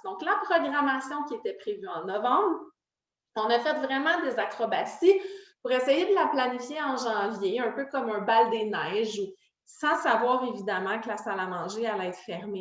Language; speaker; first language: French; native; French